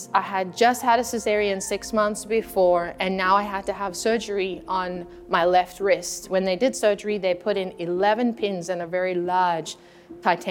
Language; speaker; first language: English; native; English